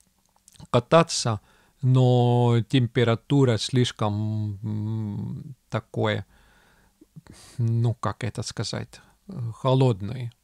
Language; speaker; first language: Russian; non-native, local second language; Estonian